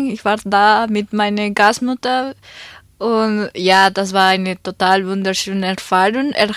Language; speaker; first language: German; non-native, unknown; Spanish